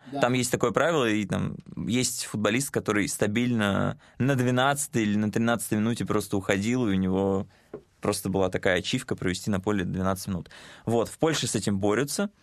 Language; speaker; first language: Russian; native; Russian